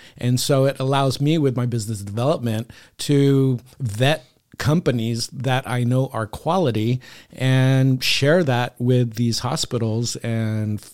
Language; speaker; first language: English; native; English